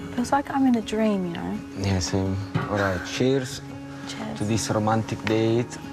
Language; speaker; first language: English; native; English